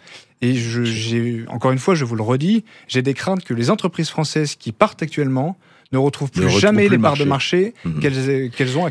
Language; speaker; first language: French; native; French